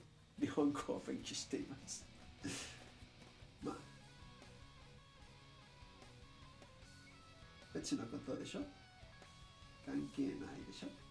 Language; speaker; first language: Japanese; non-native, learner; English